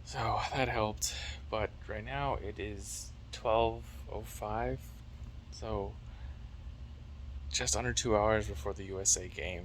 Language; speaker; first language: English; native; English